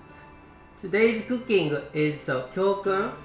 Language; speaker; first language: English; non-native, learner; Japanese